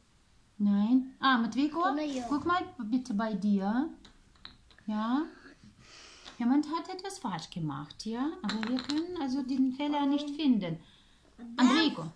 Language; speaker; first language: German; non-native, fluent; Ukrainian